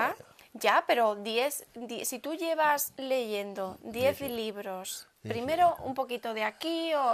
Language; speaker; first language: Spanish; native; Spanish